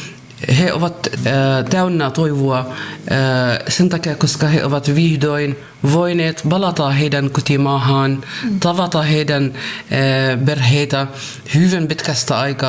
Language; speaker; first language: Finnish; non-native, learner; Arabic